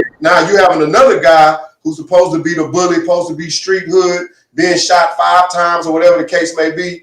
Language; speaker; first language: English; native; English